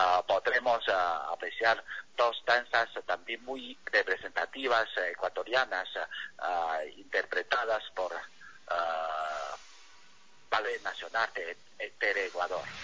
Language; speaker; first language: Spanish; non-native, fluent; Chinese